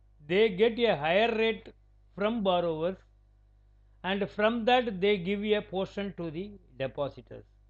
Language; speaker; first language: English; non-native, local second language; Tamil